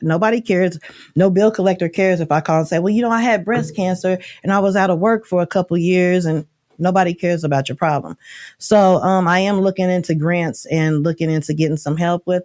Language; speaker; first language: English; native; English